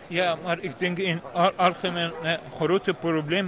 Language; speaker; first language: Dutch; non-native, learner; Persian